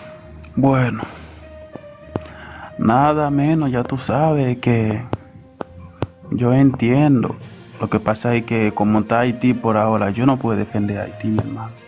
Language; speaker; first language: Spanish; early bilingual, other home language; Haitian Creole